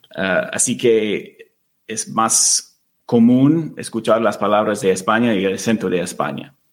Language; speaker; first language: Spanish; non-native, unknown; English